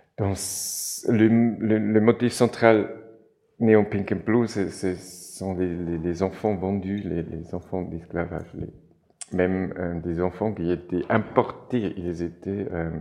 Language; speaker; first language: French; non-native, local second language; German